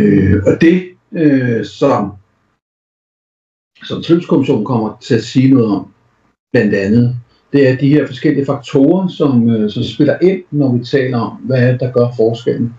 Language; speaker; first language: Danish; native; Danish